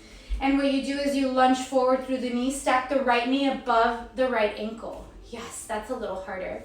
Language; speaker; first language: English; native; English